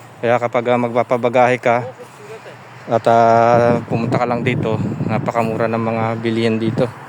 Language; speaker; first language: Filipino; non-native, local second language; Pampanga